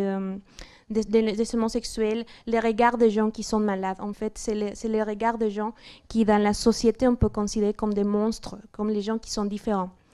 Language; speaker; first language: French; non-native, fluent; Spanish